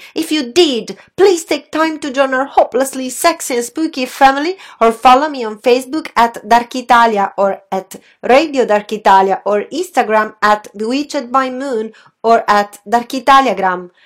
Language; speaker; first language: English; non-native, fluent; Italian